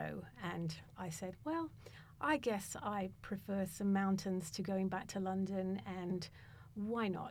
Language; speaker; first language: English; native; English